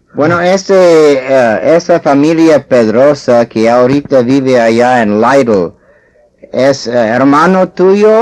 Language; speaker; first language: Spanish; non-native, fluent; English